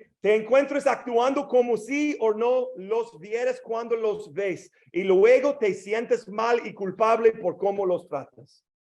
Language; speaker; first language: Spanish; non-native, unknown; English